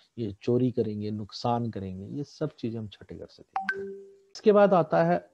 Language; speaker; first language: Hindi; native; Hindi